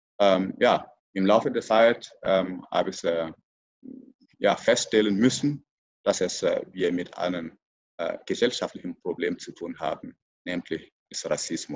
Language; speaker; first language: German; non-native, fluent; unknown